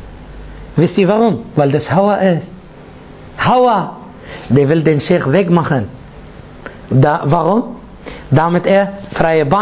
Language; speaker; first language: German; non-native, fluent; Arabic